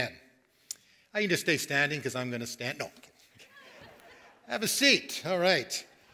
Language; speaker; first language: English; native; English